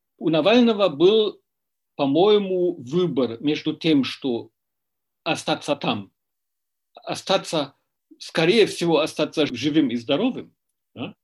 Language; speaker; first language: Russian; non-native, fluent; German